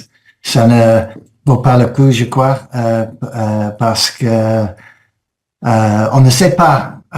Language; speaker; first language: French; non-native, fluent; English